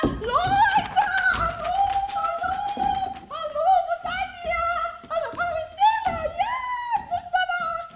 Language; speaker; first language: German; non-native, fluent; Portuguese